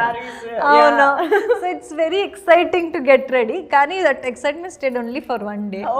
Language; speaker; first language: Telugu; non-native, learner; Kannada